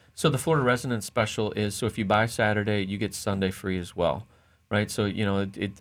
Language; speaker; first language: English; native; English